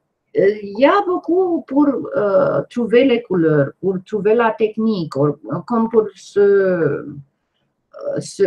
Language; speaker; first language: French; non-native, fluent; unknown